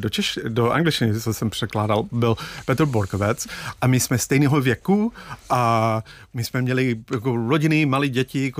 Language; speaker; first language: Czech; non-native, fluent; English